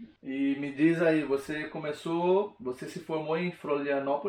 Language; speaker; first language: Portuguese; native; Portuguese